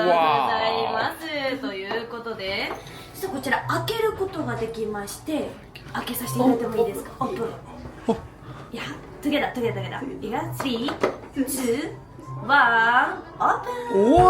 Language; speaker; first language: Japanese; native; Japanese